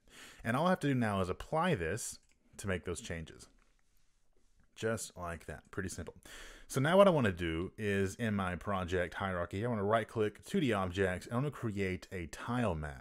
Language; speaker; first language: English; native; English